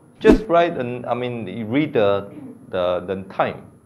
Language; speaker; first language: English; non-native, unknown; Korean